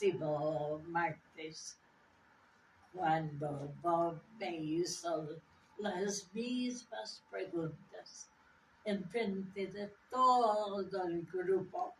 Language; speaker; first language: Spanish; non-native, fluent; English